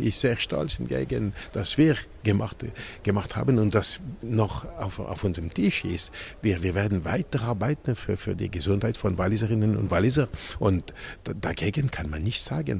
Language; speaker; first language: German; non-native, local second language; French